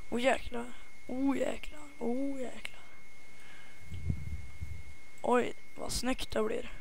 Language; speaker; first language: Swedish; native; Swedish